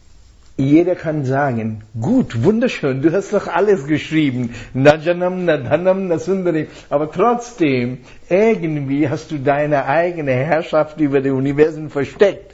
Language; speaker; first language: German; non-native, fluent; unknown